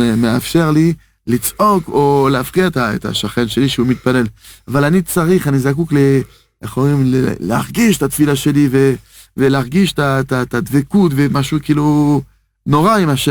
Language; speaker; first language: Hebrew; non-native, fluent; French